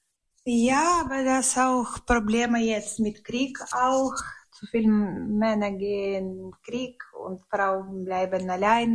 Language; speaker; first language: German; non-native, learner; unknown